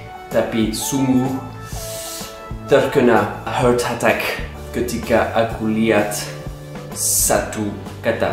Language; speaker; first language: Indonesian; non-native, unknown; French